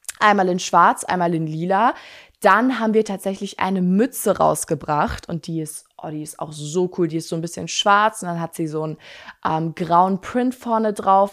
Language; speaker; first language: German; native; German